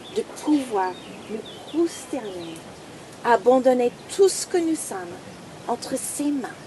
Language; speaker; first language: French; non-native, fluent; English